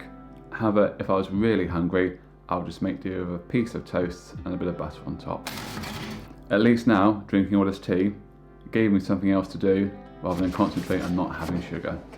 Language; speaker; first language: English; native; English